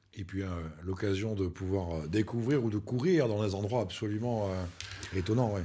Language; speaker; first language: French; native; French